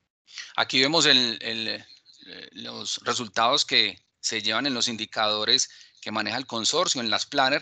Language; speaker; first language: Spanish; native; Spanish